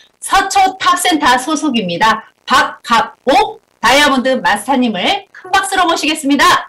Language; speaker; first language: Korean; native; Korean